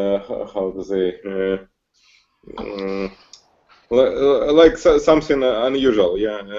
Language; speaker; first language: English; non-native, learner; Russian